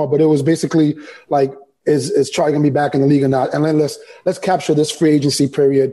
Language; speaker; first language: English; early bilingual, other home language; Spanish